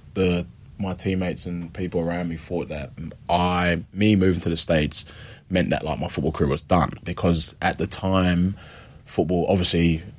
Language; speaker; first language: English; native; English